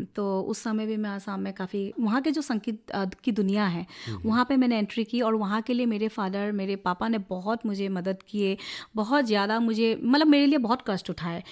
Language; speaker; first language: Hindi; non-native, local second language; Assamese